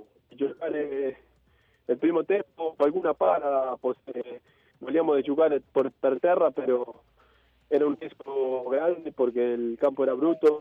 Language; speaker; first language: Italian; non-native, fluent; Spanish